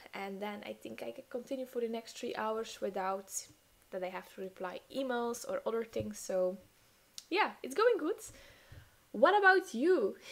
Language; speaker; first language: English; non-native, fluent; Dutch